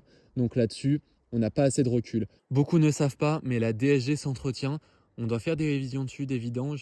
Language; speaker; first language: French; native; French